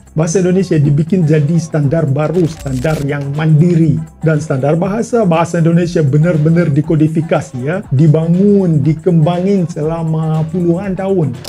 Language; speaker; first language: Indonesian; non-native, fluent; Russian